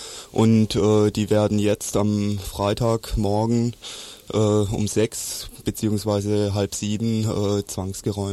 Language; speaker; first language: German; native; German